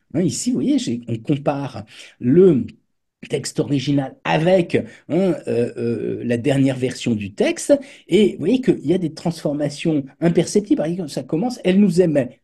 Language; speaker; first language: French; native; French